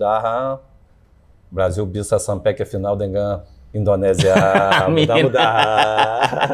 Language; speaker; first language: Indonesian; non-native, fluent; Portuguese